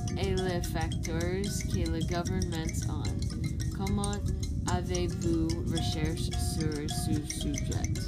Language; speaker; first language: French; non-native, learner; English